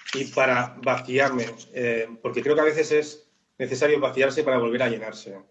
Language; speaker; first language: Spanish; native; Spanish